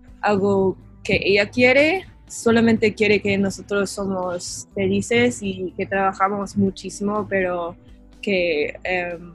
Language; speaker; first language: Spanish; non-native, learner; English